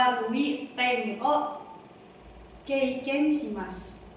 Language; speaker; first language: Japanese; non-native, learner; Indonesian